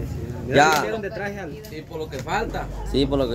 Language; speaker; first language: Spanish; native; Spanish